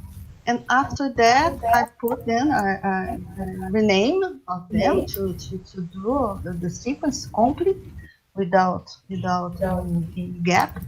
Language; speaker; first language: English; non-native, learner; Portuguese